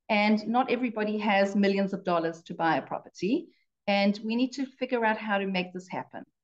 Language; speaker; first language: English; native; English